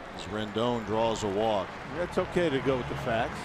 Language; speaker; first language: English; native; English